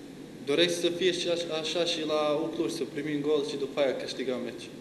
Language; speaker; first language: Romanian; non-native, learner; Bosnian